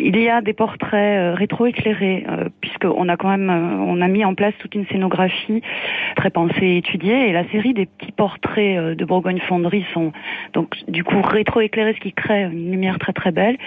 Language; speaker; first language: French; native; French